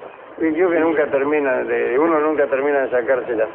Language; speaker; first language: Spanish; native; Spanish